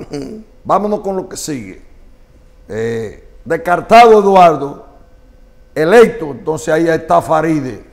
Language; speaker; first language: Spanish; native; Spanish